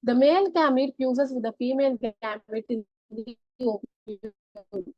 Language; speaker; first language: English; non-native, local second language; Tamil